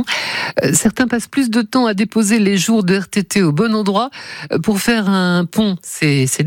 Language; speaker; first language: French; native; French